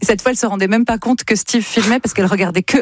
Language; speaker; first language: French; native; French